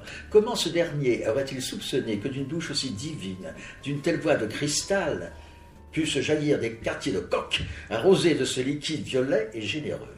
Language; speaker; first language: French; native; French